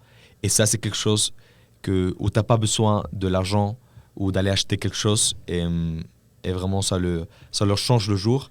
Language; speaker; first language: French; non-native, fluent; Spanish